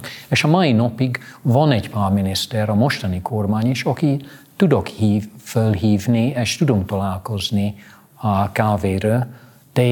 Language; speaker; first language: Hungarian; non-native, fluent; English